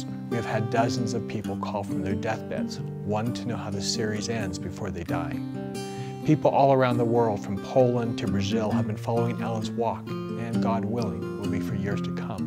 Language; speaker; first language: English; native; English